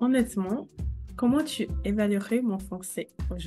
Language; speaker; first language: French; non-native, fluent; English